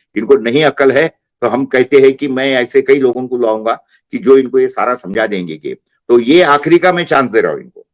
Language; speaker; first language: Hindi; non-native, local second language; Marathi